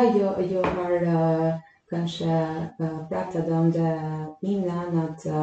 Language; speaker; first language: Swedish; non-native, fluent; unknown